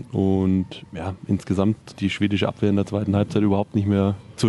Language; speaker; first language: German; native; German